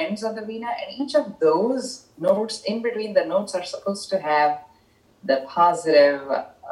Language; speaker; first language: English; non-native, local second language; Tamil